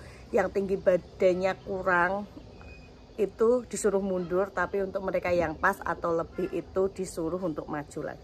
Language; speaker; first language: Indonesian; native; Indonesian